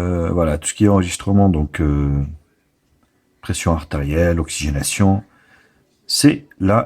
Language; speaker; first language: French; native; French